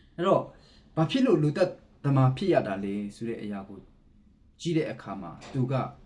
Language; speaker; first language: Burmese; non-native, local second language; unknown